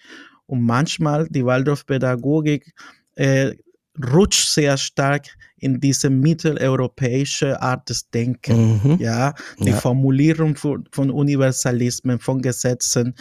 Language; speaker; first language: German; non-native, fluent; Spanish